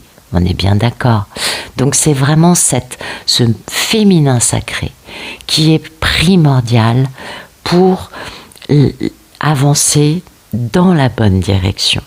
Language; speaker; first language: French; native; French